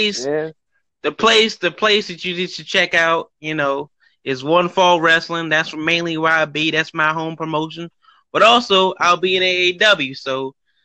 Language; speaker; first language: English; native; English